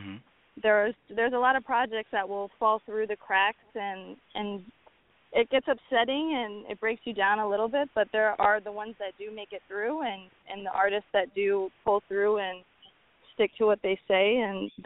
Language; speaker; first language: English; native; English